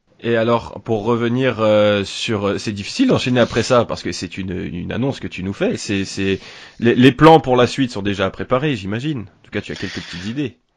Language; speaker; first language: French; native; French